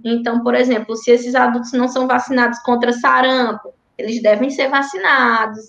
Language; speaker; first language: Portuguese; native; Portuguese